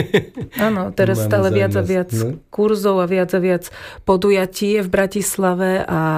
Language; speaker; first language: Slovak; native; Slovak